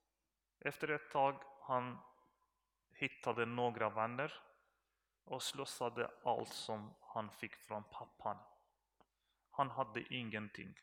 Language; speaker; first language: Swedish; non-native, learner; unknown